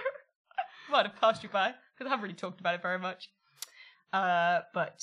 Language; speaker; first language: English; native; English